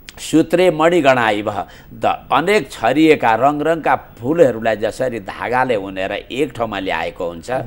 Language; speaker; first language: Nepali; native; Nepali